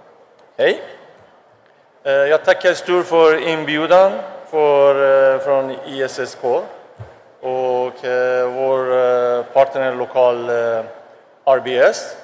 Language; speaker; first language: Swedish; non-native, fluent; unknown